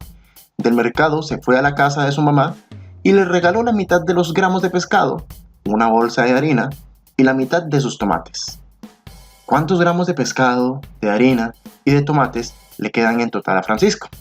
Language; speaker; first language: Spanish; native; Spanish